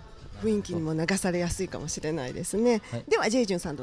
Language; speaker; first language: Japanese; native; Japanese